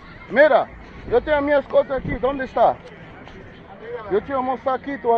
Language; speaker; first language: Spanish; non-native, learner; English